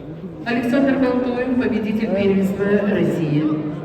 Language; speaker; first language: Russian; native; Russian